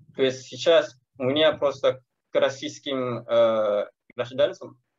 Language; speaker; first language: Russian; non-native, learner; Malay